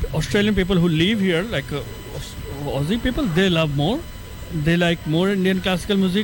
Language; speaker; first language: English; non-native, local second language; Hindi